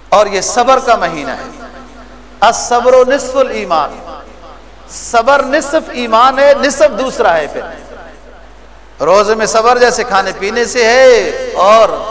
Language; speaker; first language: Urdu; native; Urdu